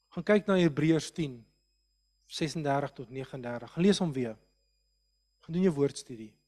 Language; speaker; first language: Afrikaans; native; Afrikaans